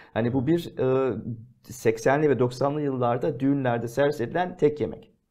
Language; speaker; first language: Turkish; early bilingual, heritage; Turkish